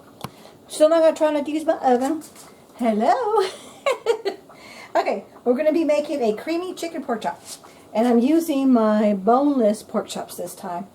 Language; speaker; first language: English; native; English